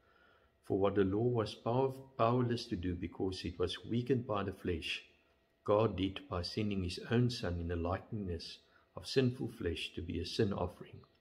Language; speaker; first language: English; non-native, local second language; Afrikaans